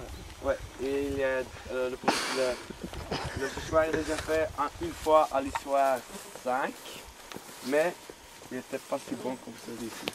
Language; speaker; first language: French; non-native, local second language; Dutch